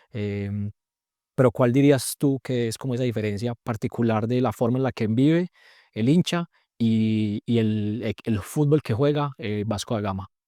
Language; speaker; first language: Spanish; native; Spanish